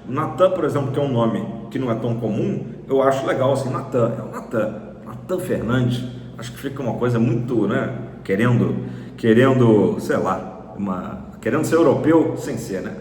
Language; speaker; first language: Portuguese; native; Portuguese